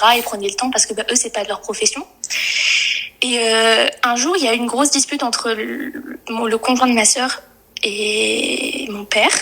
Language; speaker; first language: French; native; French